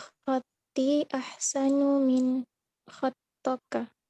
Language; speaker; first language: Arabic; non-native, learner; Indonesian